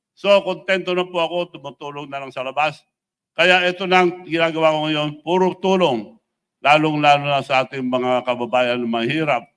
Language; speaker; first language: Filipino; non-native, local second language; Iloko